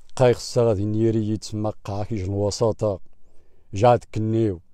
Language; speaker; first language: Arabic; non-native, local second language; Riffian